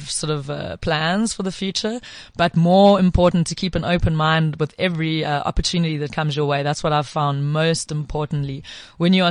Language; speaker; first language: English; native; English